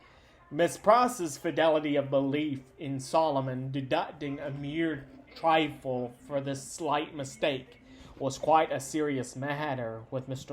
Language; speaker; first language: English; native; English